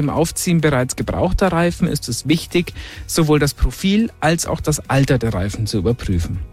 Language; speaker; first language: German; native; German